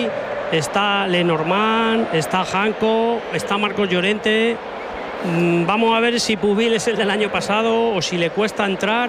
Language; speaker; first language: Spanish; native; Spanish